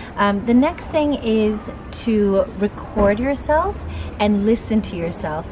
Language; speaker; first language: English; native; English